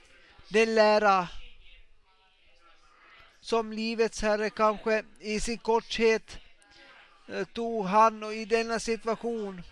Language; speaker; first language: Swedish; non-native, local second language; Finnish